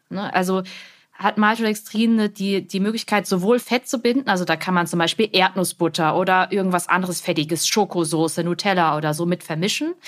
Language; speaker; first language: German; early bilingual, other home language; Vietnamese